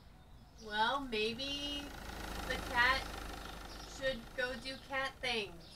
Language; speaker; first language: English; native; English